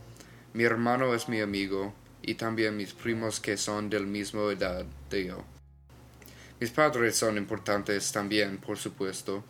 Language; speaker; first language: Spanish; non-native, learner; English